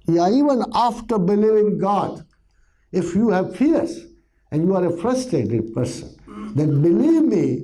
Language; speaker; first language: English; non-native, local second language; Urdu